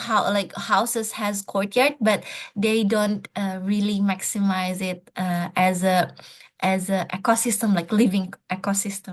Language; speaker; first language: English; non-native, fluent; Indonesian